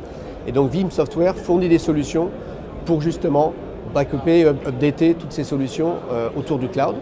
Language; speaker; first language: French; native; French